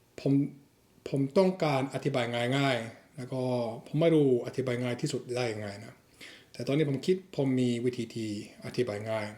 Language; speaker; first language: Thai; non-native, fluent; Norwegian